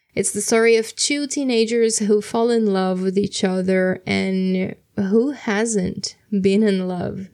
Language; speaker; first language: English; non-native, fluent; Portuguese